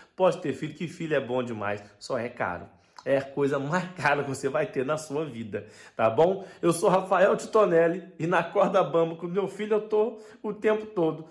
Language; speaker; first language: Portuguese; native; Portuguese